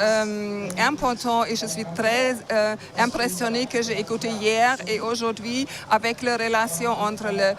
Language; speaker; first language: French; non-native, fluent; German